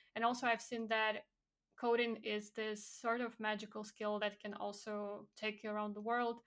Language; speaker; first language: English; non-native, fluent; Belarusian